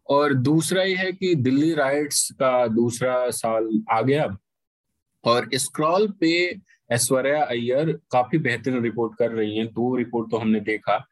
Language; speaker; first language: Hindi; native; Hindi